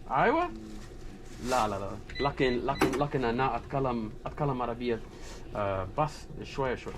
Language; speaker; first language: Arabic; non-native, learner; English